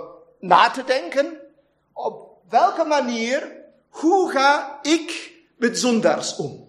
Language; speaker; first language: Dutch; non-native, fluent; German